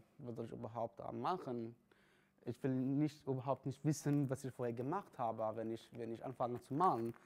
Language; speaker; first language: German; non-native, fluent; Kurdish